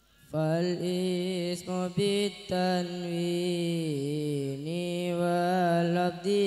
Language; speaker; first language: Arabic; non-native, learner; Madurese